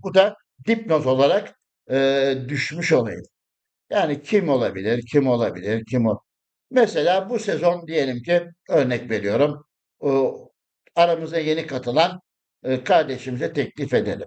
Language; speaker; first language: Turkish; native; Turkish